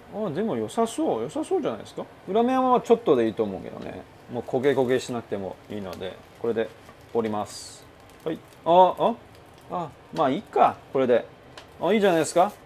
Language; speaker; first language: Japanese; non-native, fluent; Chinese